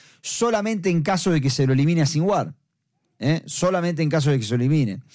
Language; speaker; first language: Spanish; native; Spanish